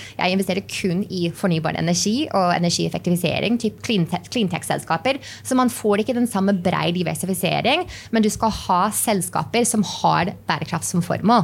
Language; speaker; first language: Norwegian; non-native, fluent; English